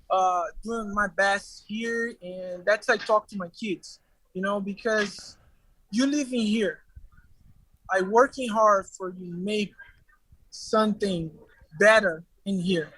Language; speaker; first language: English; non-native, learner; Portuguese